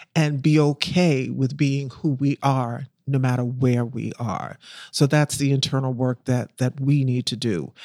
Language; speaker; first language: English; native; English